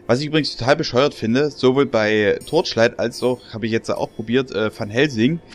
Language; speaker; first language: German; native; German